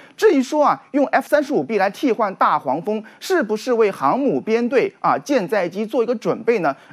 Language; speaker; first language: Chinese; native; Chinese